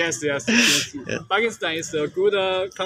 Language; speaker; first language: English; non-native, learner; Chinese